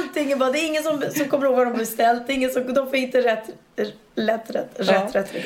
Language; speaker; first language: Swedish; native; Swedish